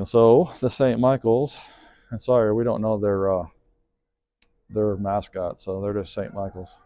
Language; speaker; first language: English; native; English